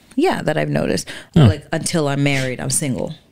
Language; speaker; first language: English; native; English